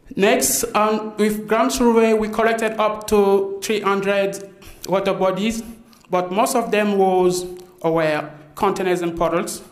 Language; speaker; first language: English; non-native, fluent; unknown